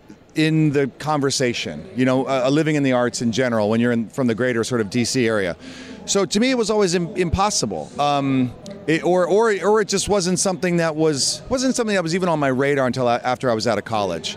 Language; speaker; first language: English; native; English